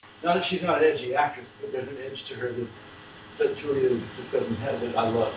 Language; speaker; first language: English; native; English